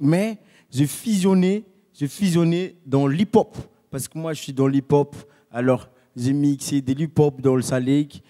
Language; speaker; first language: French; non-native, local second language; Malagasy